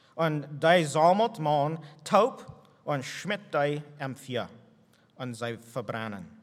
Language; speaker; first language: German; non-native, learner; English